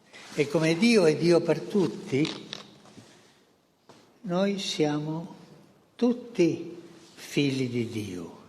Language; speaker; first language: Italian; early bilingual, heritage; Spanish